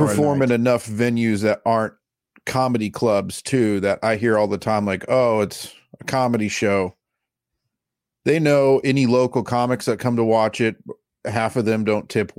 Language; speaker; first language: English; native; English